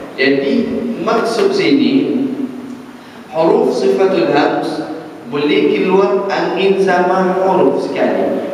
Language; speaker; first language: Malay; non-native, fluent; Arabic